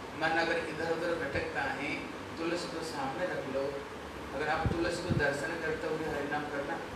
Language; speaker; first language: Hindi; non-native, local second language; Bangla